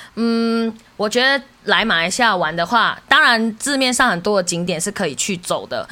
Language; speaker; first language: Chinese; native; Chinese